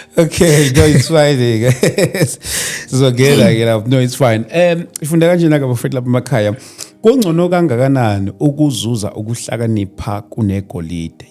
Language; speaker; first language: Zulu; native; Zulu